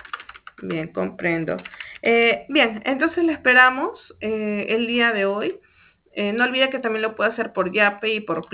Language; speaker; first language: Spanish; native; Spanish